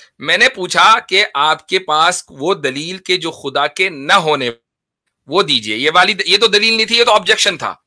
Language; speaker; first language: Hindi; native; Hindi